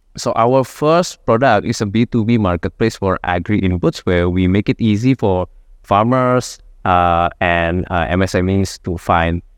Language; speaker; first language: English; non-native, fluent; Indonesian